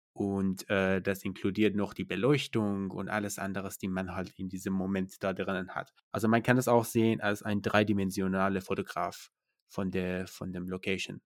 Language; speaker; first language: German; non-native, fluent; Persian